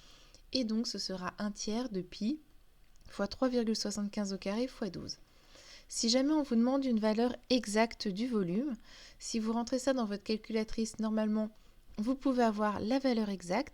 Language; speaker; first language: French; native; French